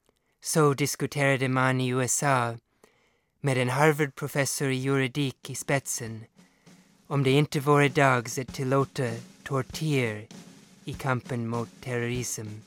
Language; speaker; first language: Swedish; non-native, fluent; English